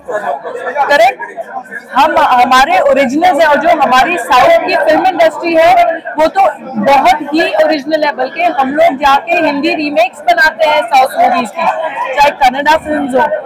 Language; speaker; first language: Hindi; native; Hindi